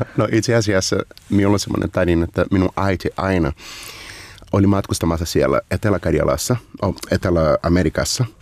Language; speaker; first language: Finnish; non-native, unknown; Portuguese